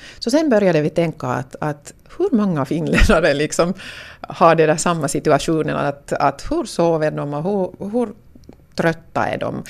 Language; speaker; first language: Swedish; non-native, local second language; Finnish